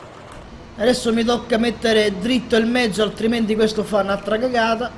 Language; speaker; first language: Italian; native; Italian